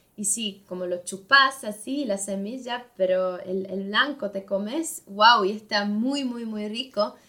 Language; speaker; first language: Spanish; non-native, fluent; German